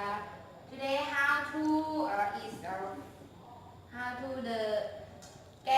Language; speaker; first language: English; non-native, learner; Thai